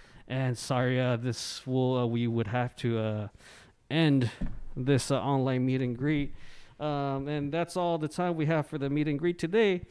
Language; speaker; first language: English; non-native, fluent; Japanese